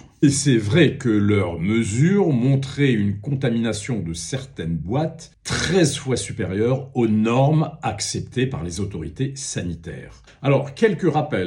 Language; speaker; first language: French; native; French